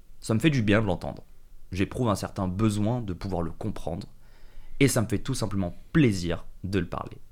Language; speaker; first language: French; early bilingual, other home language; English